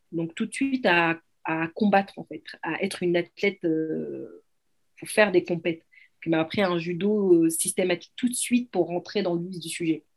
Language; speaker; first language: French; early bilingual, other home language; Arabic